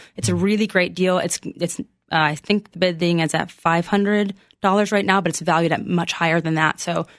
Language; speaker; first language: English; early bilingual, other home language; Spanish